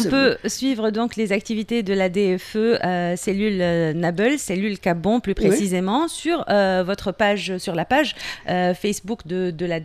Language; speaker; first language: French; non-native, local second language; Arabic